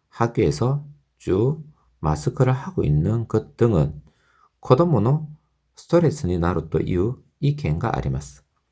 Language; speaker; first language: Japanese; non-native, fluent; Korean